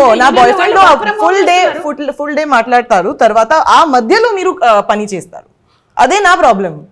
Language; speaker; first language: Telugu; non-native, learner; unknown